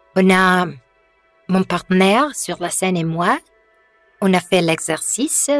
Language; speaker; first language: French; non-native, learner; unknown